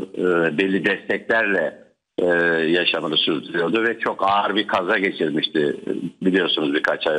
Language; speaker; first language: Turkish; native; Turkish